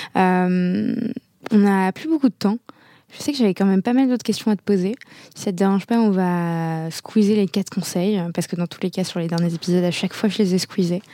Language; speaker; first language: French; native; French